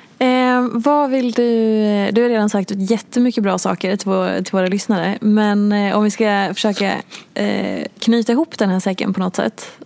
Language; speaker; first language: Swedish; native; Swedish